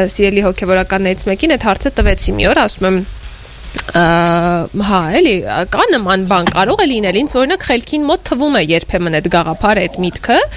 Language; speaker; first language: Armenian; native; Armenian